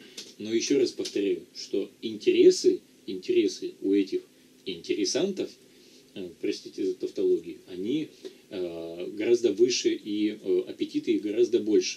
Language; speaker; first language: Russian; native; Russian